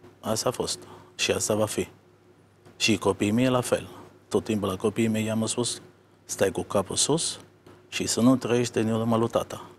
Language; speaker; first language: Romanian; non-native, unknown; Italian